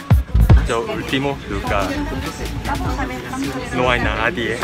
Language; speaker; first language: Spanish; non-native, learner; Japanese